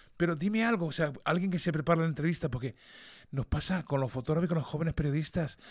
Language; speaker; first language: Spanish; early bilingual, other home language; English